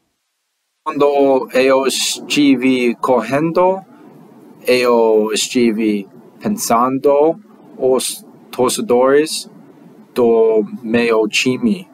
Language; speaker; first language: Portuguese; non-native, learner; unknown